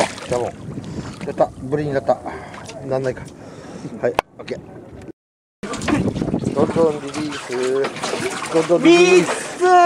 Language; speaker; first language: Japanese; native; Japanese